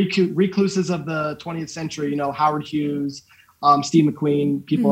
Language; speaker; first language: English; native; English